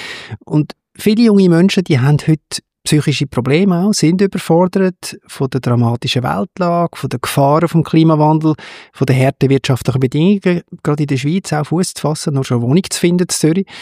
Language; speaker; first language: German; native; German